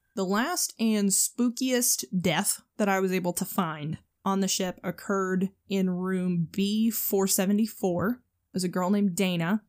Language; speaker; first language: English; native; English